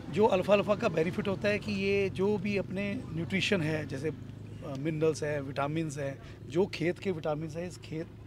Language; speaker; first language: Hindi; native; Hindi